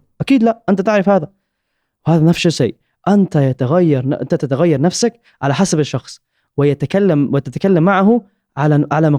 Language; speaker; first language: Arabic; non-native, learner; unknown